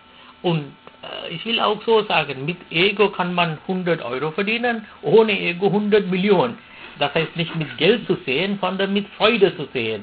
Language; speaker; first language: German; non-native, fluent; Sinhala